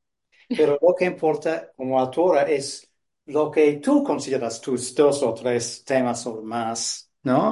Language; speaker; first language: Spanish; non-native, fluent; English